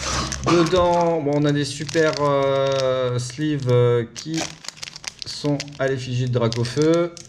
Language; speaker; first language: French; native; French